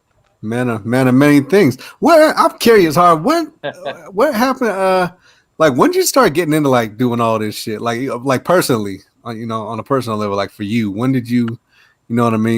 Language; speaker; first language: English; native; English